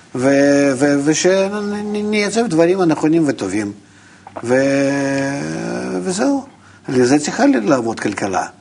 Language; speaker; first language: Hebrew; non-native, fluent; Russian